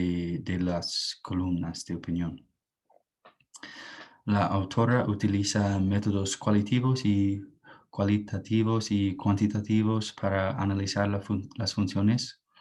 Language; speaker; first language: Spanish; non-native, fluent; English